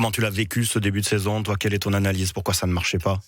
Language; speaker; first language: French; native; French